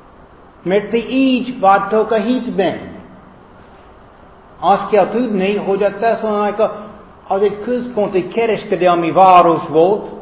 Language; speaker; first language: Hungarian; non-native, fluent; English